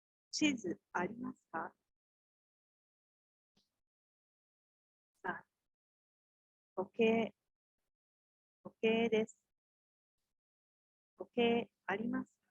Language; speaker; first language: Japanese; non-native, learner; Indonesian